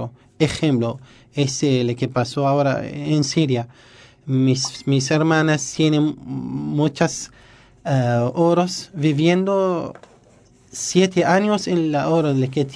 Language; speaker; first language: Spanish; non-native, learner; Arabic